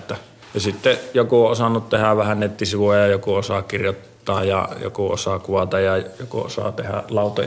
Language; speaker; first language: Finnish; native; Finnish